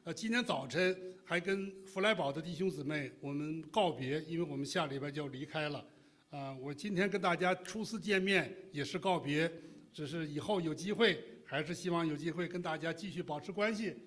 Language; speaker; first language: Chinese; native; Chinese